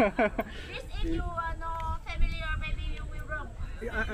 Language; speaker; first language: English; non-native, learner; Vietnamese